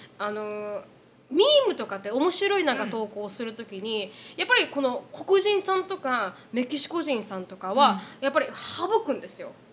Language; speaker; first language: Japanese; native; Japanese